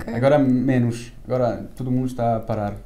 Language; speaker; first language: Portuguese; early bilingual, heritage; French